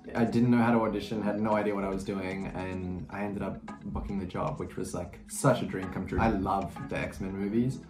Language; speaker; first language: English; native; English